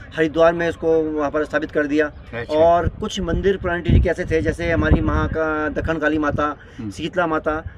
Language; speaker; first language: Hindi; native; Hindi